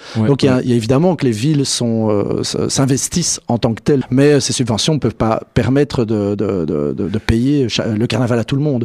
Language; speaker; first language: French; native; French